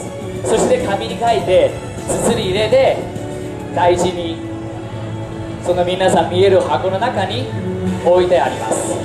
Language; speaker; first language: Japanese; non-native, fluent; Chinese